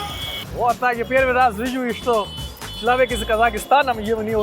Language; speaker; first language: Russian; non-native, learner; Hindi